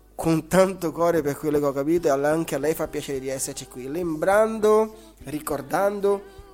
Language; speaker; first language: Italian; non-native, fluent; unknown